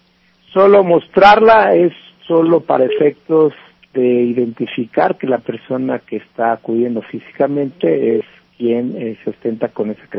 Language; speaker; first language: Spanish; native; Spanish